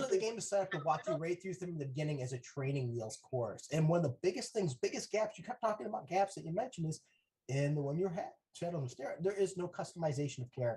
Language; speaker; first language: English; native; English